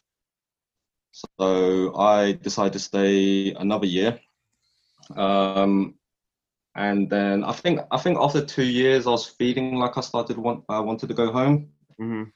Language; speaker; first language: English; native; English